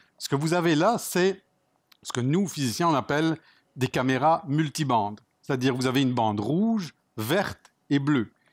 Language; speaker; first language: French; native; French